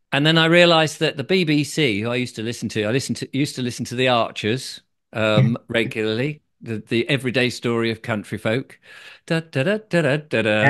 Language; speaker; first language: English; native; English